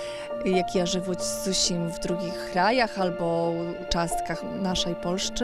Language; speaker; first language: Polish; non-native, local second language; Belarusian